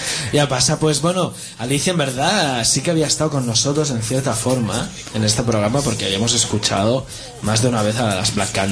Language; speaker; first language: Spanish; native; Spanish